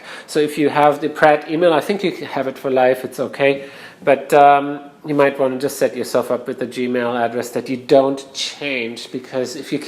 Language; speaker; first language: English; non-native, fluent; German